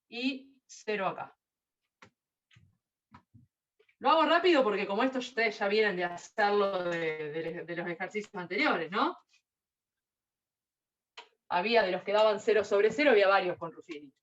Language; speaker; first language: Spanish; native; Spanish